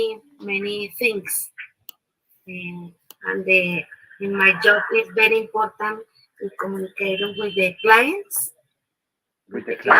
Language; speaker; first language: English; non-native, learner; Spanish